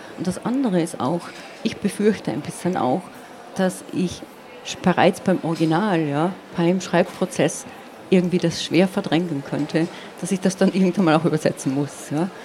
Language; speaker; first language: German; non-native, local second language; Slovenian